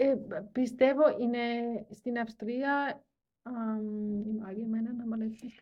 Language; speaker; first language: Greek; non-native, learner; German